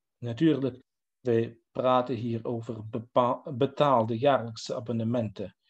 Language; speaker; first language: Dutch; non-native, fluent; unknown